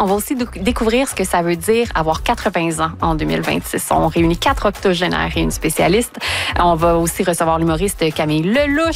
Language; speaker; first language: French; native; French